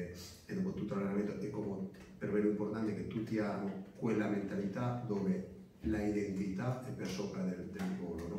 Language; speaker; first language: Italian; non-native, fluent; Spanish